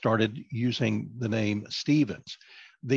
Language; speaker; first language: English; native; English